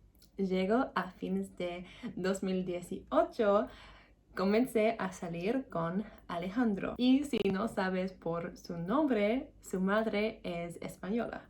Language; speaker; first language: Spanish; non-native, learner; English